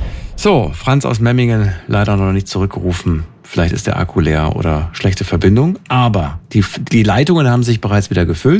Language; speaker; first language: German; native; German